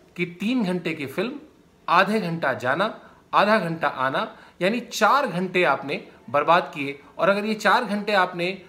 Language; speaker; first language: Hindi; native; Hindi